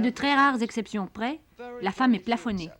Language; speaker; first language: French; native; French